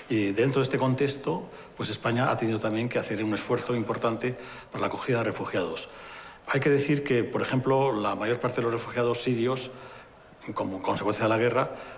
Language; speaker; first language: Spanish; native; Spanish